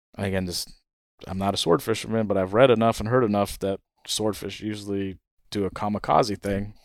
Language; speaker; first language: English; native; English